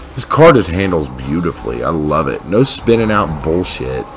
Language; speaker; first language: English; native; English